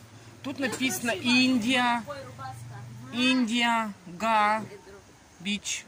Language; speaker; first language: Russian; native; Russian